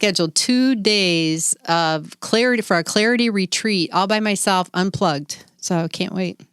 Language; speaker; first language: English; native; English